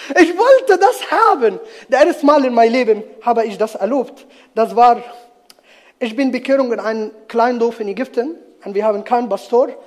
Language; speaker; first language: German; non-native, learner; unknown